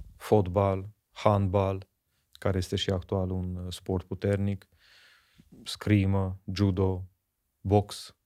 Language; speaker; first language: Romanian; non-native, local second language; Hungarian